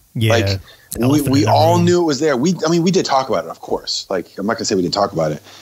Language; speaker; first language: English; native; English